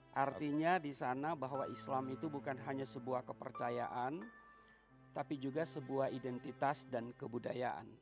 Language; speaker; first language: Indonesian; native; Indonesian